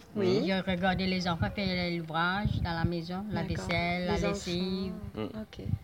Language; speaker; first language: French; non-native, local second language; Morisyen